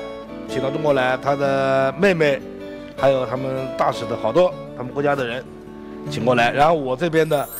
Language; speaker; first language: Chinese; native; Chinese